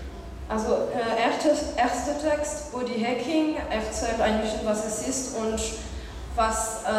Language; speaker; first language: German; non-native, fluent; French